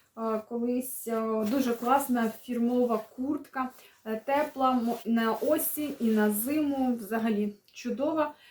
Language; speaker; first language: Ukrainian; non-native, local second language; Russian